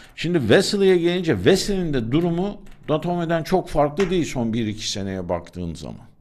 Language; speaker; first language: Turkish; native; Turkish